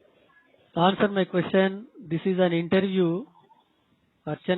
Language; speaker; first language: English; non-native, local second language; Telugu